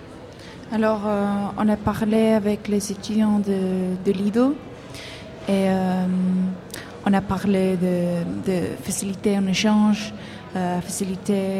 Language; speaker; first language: French; non-native, fluent; Hebrew